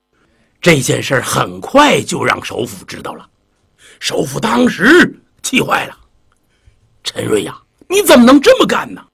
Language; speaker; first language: Chinese; native; Chinese